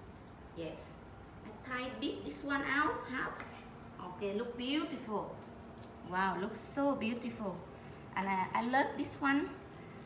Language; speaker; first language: English; non-native, learner; Vietnamese